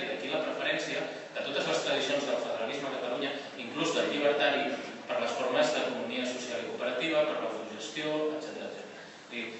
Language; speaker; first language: Catalan; native; Catalan